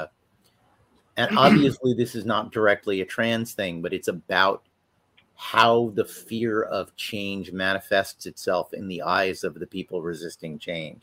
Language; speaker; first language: English; native; English